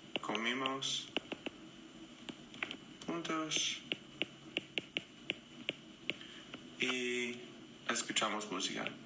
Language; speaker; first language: Spanish; non-native, fluent; English